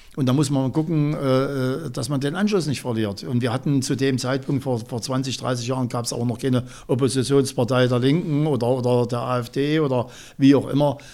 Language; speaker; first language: German; native; German